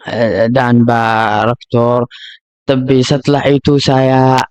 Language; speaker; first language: Indonesian; non-native, learner; Arabic